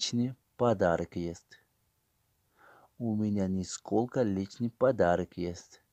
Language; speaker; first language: Russian; non-native, learner; Tajik